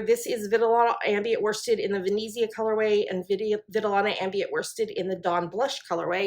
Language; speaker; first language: English; native; English